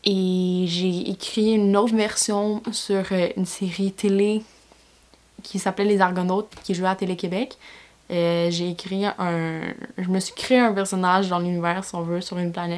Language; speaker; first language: French; native; French